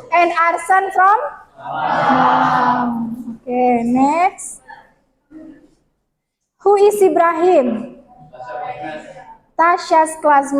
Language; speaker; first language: English; non-native, fluent; Indonesian